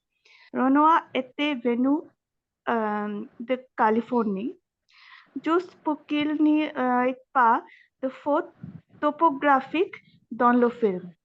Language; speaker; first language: French; non-native, learner; Bangla